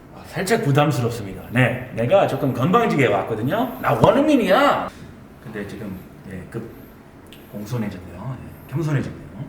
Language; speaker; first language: Korean; non-native, fluent; English